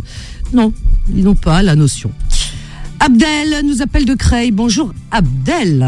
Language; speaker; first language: French; native; French